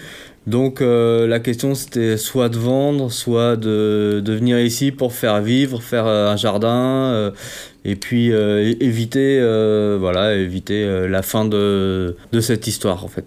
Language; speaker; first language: French; native; French